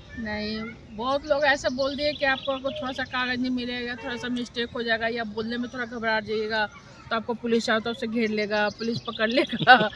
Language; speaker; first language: Hindi; native; Hindi